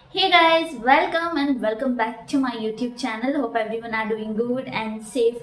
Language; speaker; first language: English; non-native, local second language; Kannada